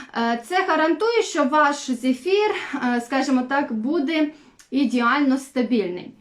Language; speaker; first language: Ukrainian; non-native, local second language; Russian